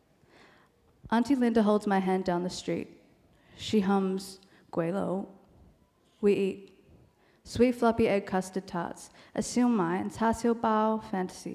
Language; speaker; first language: English; non-native, local second language; Cantonese